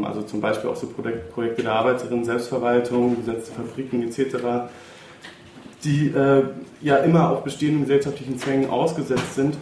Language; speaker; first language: German; native; German